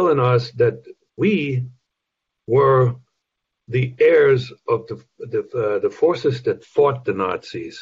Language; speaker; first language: English; non-native, fluent; German